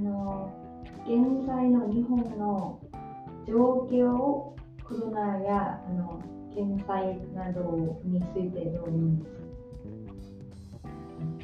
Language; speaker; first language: Japanese; non-native, learner; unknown